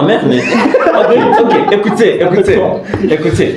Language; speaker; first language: French; non-native, learner; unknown